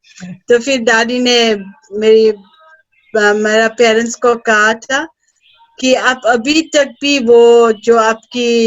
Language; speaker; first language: Hindi; early bilingual, heritage; Hindi